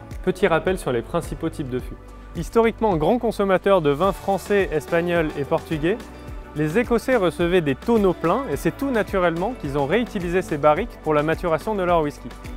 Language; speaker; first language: French; native; French